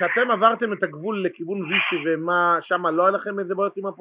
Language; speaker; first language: Hebrew; native; Hebrew